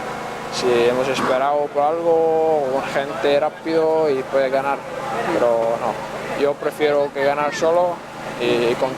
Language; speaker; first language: Spanish; non-native, learner; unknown